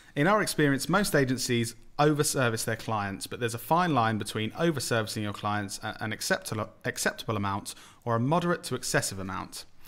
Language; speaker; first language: English; native; English